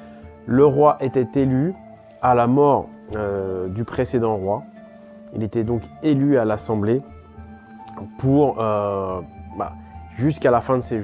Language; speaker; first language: French; native; French